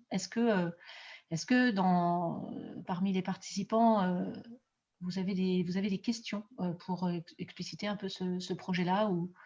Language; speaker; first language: French; native; French